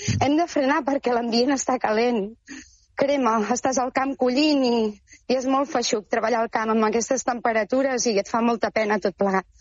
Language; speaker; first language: Catalan; native; Catalan